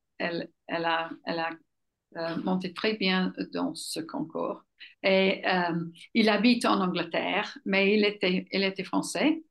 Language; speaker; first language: French; non-native, learner; English